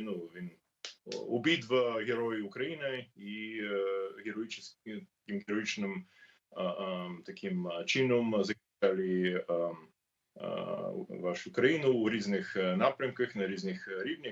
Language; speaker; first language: Ukrainian; non-native, learner; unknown